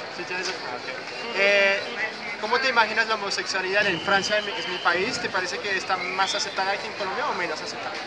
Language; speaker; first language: Spanish; non-native, fluent; French